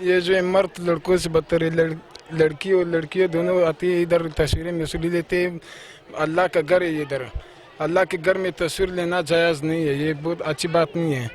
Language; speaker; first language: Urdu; non-native, local second language; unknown